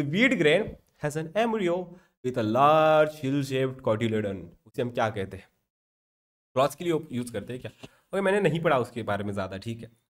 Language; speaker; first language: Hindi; non-native, local second language; Marathi